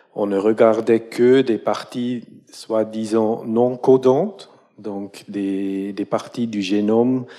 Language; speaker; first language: French; non-native, local second language; German